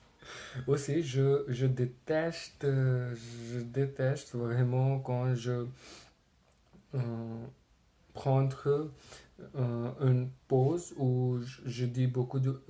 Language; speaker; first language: French; non-native, learner; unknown